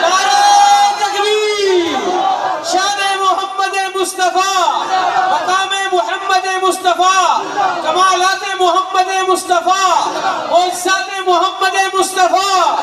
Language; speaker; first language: Urdu; native; Urdu